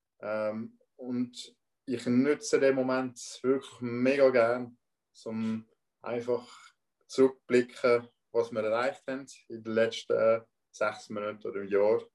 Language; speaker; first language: German; non-native, local second language; French